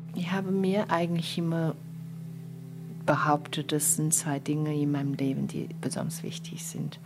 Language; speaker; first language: German; non-native, fluent; Chinese